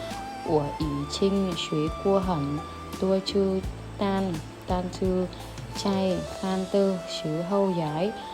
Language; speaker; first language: Chinese; non-native, learner; Vietnamese